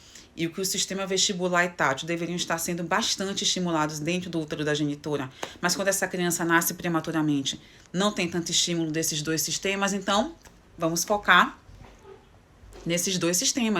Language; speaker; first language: Portuguese; native; Portuguese